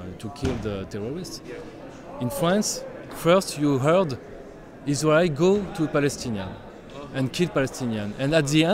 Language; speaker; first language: English; non-native, learner; French